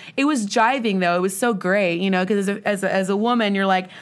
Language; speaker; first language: English; native; English